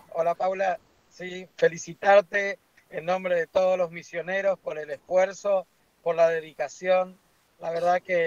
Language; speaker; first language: Spanish; native; Spanish